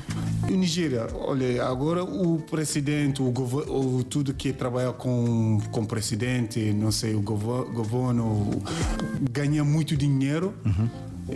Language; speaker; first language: Portuguese; non-native, learner; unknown